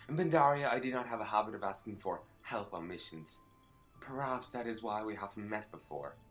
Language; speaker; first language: English; native; English